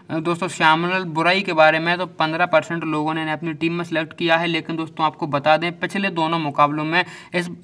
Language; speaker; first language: Hindi; native; Hindi